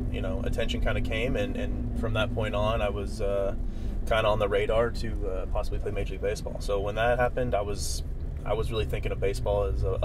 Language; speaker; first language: English; native; English